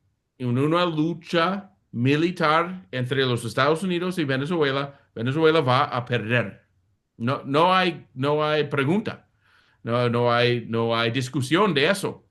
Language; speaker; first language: Spanish; non-native, fluent; English